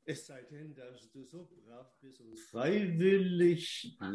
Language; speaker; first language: German; non-native, fluent; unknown